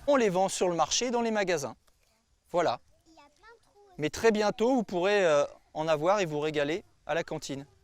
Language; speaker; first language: French; native; French